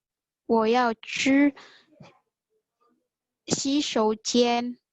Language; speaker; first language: Chinese; non-native, learner; Indonesian